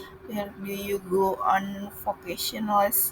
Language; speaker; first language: English; non-native, learner; Indonesian